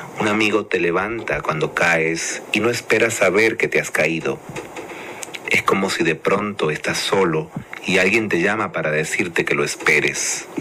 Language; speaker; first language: Spanish; non-native, learner; English